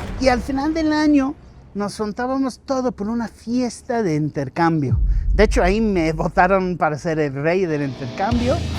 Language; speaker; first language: Spanish; non-native, fluent; English